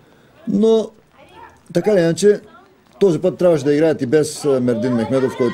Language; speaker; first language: Bulgarian; native; Bulgarian